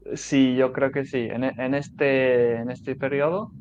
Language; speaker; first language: Spanish; non-native, fluent; English